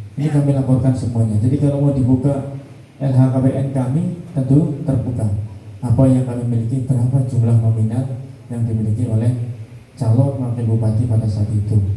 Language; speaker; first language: Indonesian; native; Indonesian